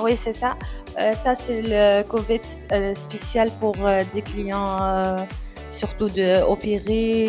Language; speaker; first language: French; non-native, learner; Arabic